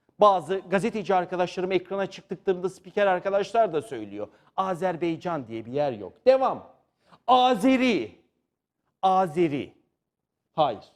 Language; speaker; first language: Turkish; native; Turkish